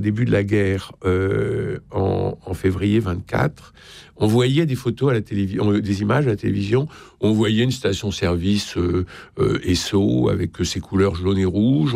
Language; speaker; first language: French; native; French